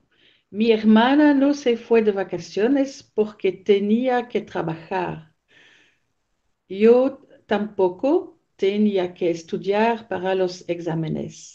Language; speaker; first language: Spanish; non-native, learner; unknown